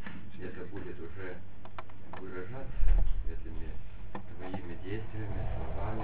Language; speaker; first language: Russian; non-native, fluent; Lithuanian